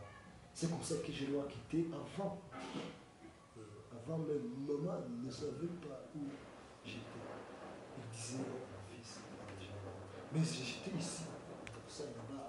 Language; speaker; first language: French; non-native, learner; Kinyarwanda